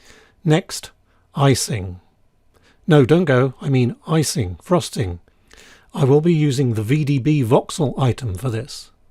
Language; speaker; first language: English; native; English